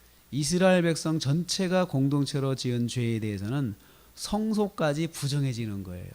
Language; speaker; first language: Korean; native; Korean